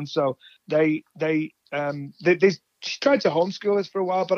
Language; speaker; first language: English; native; English